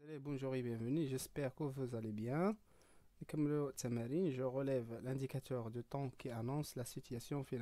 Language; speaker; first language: French; non-native, learner; Arabic